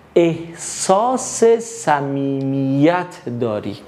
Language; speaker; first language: Persian; native; Persian